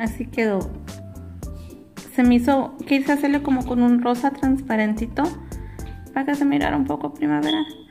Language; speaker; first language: Spanish; early bilingual, heritage; Spanish